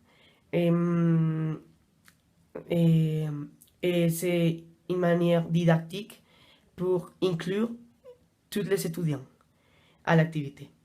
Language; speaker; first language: French; non-native, learner; Spanish